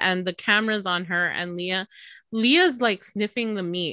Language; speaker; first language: English; early bilingual, other home language; Spanish